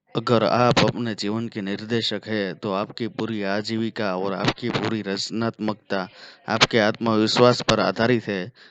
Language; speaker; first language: Hindi; non-native, local second language; Gujarati